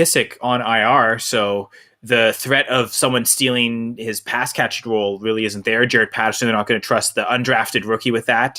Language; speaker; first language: English; native; English